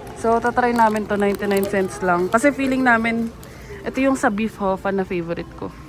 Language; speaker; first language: Filipino; native; Filipino